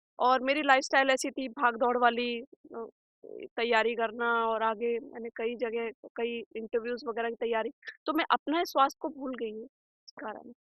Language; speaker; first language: Hindi; native; Hindi